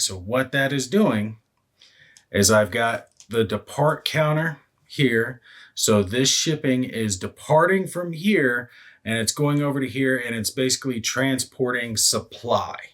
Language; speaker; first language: English; native; English